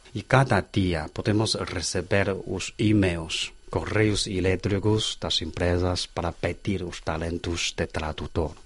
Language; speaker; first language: Portuguese; non-native, learner; Chinese